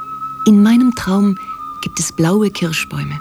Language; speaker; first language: German; native; German